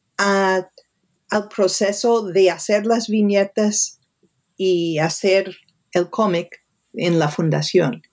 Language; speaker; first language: Spanish; non-native, fluent; English